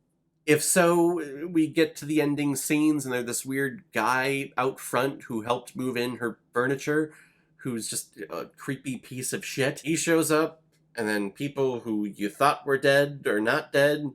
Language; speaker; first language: English; native; English